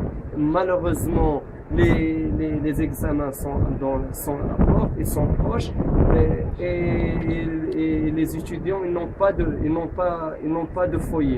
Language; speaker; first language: French; non-native, local second language; Arabic